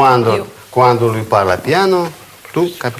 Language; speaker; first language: Italian; non-native, fluent; Russian